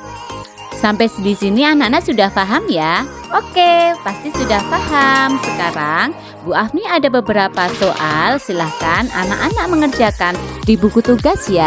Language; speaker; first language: Indonesian; native; Indonesian